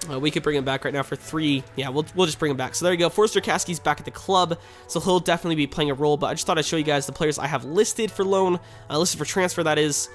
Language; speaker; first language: English; native; English